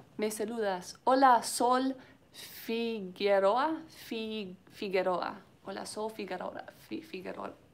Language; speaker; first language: Spanish; non-native, learner; English